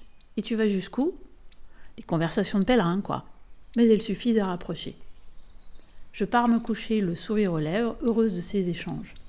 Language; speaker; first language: French; native; French